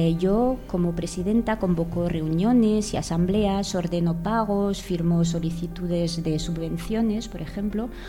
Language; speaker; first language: Spanish; non-native, fluent; French